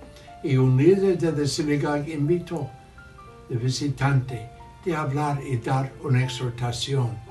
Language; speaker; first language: Spanish; non-native, learner; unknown